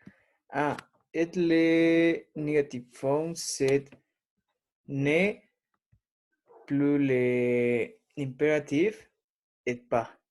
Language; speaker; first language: French; non-native, learner; Spanish